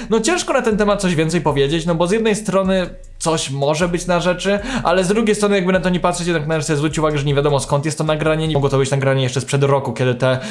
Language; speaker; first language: Polish; native; Polish